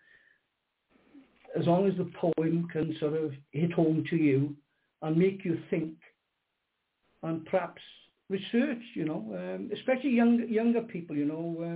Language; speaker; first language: English; native; English